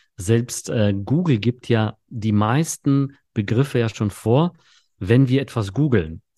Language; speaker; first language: German; early bilingual, other home language; Polish